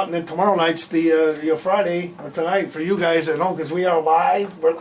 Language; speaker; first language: English; native; English